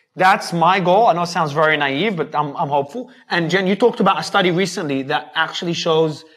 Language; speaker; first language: English; native; English